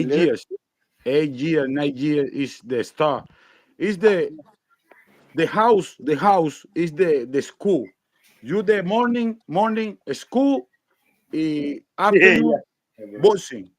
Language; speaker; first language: English; non-native, learner; Spanish